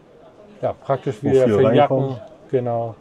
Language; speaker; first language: German; native; German